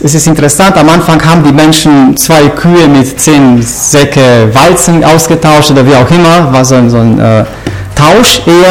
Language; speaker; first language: German; non-native, fluent; Romanian